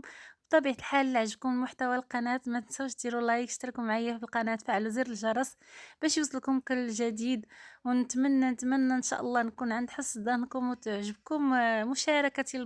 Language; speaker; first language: Arabic; native; Arabic